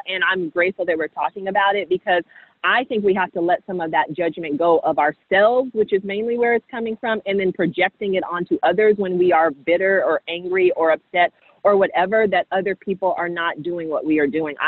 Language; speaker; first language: English; native; English